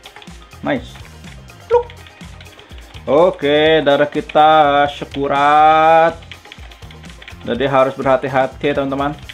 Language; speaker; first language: Indonesian; native; Indonesian